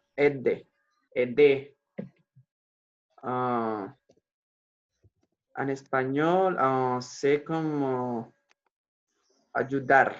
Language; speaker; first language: French; non-native, fluent; Spanish